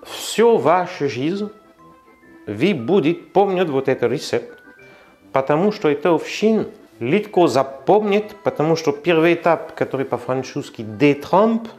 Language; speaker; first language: Russian; non-native, learner; French